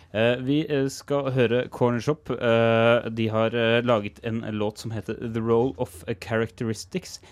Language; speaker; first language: Norwegian; native; Norwegian